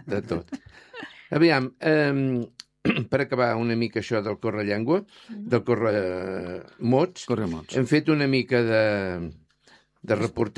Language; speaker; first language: Catalan; native; Catalan